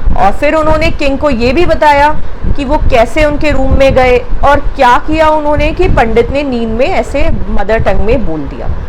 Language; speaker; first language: Hindi; native; Hindi